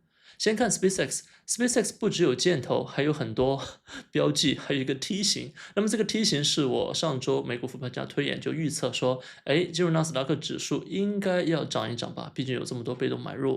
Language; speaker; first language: Chinese; native; Chinese